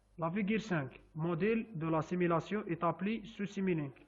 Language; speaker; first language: French; non-native, local second language; Arabic